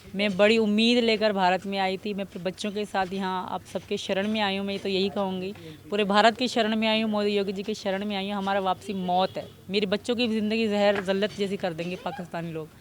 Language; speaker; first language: Urdu; non-native, local second language; Sindhi